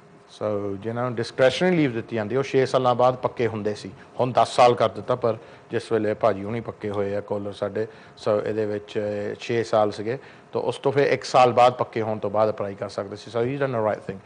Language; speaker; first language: Punjabi; early bilingual, heritage; Punjabi